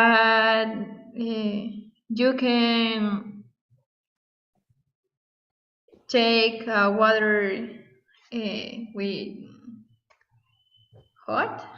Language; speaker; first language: English; non-native, learner; Spanish